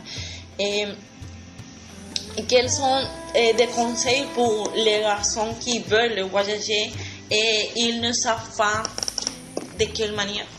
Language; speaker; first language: French; non-native, learner; Spanish